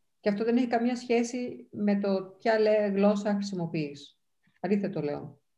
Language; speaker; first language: Greek; non-native, fluent; Spanish